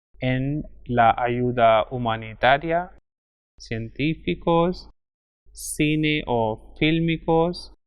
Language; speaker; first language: Spanish; non-native, fluent; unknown